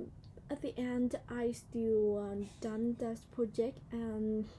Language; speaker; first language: English; non-native, learner; Vietnamese